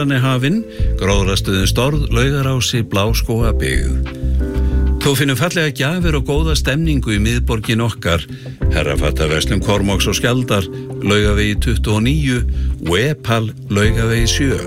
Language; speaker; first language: Icelandic; native; Icelandic